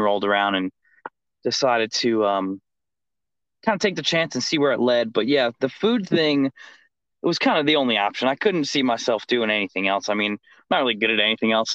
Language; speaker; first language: English; native; English